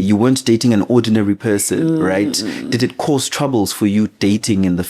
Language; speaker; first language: English; non-native, local second language; Zulu